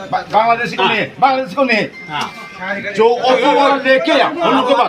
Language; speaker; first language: Hindi; non-native, local second language; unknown